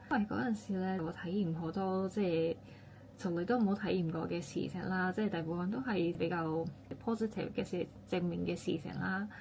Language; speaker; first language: Cantonese; non-native, fluent; Japanese